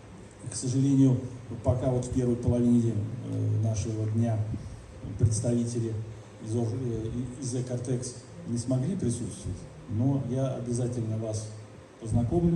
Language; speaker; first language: Russian; native; Russian